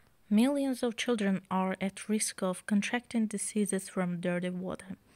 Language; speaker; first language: English; non-native, fluent; Azerbaijani